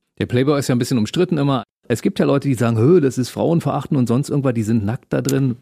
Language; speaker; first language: German; native; German